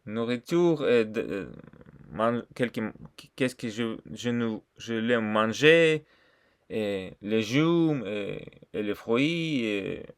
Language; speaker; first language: French; non-native, learner; Russian